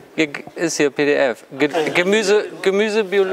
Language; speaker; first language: German; native; German